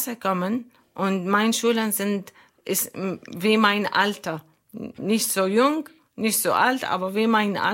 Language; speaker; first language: German; non-native, learner; Arabic